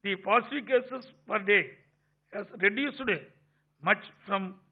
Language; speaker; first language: English; non-native, local second language; Tamil